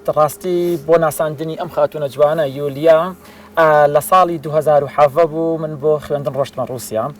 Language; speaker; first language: Central Kurdish; non-native, local second language; Gurani